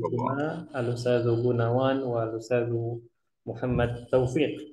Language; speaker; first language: Arabic; non-native, fluent; Indonesian